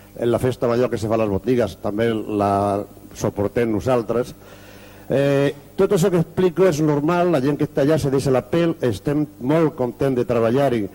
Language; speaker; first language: Catalan; non-native, local second language; Spanish